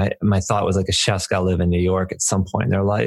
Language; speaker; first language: English; native; English